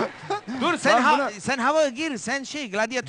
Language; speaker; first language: Turkish; non-native, learner; Spanish